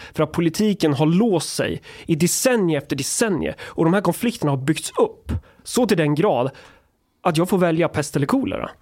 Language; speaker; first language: Swedish; native; Swedish